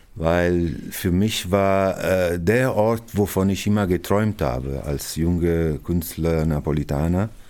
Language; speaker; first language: German; non-native, fluent; Italian